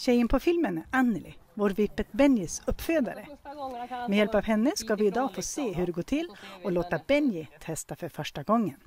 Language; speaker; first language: Swedish; native; Swedish